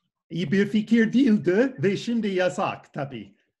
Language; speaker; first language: Turkish; non-native, learner; English